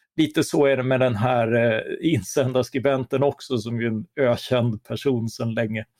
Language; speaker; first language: Swedish; native; Swedish